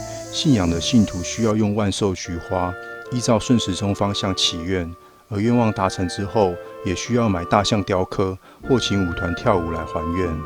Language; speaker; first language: Chinese; native; Chinese